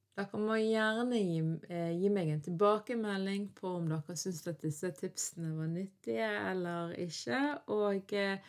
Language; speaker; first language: Norwegian; early bilingual, other home language; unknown